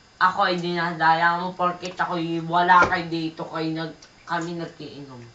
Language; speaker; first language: Filipino; native; Filipino